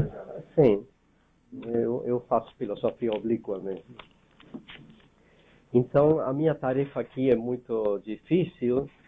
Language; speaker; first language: Portuguese; non-native, fluent; Spanish